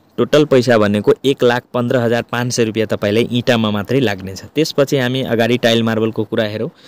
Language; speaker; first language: Nepali; native; Nepali